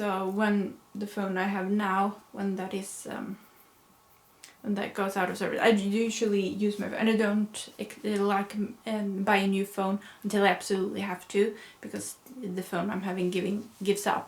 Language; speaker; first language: English; non-native, fluent; Swedish